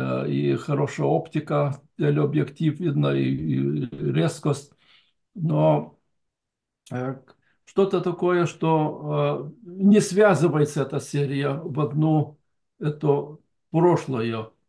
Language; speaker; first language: Russian; non-native, fluent; Lithuanian